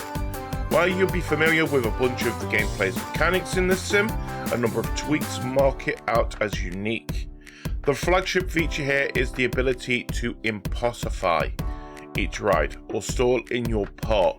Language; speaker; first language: English; native; English